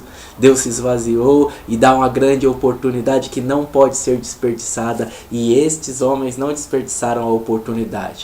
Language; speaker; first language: Portuguese; native; Portuguese